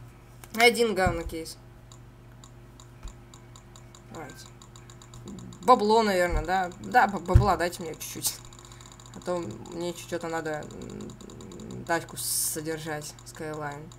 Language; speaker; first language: Russian; native; Russian